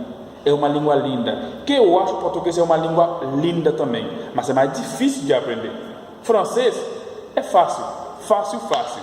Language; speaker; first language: Portuguese; non-native, fluent; French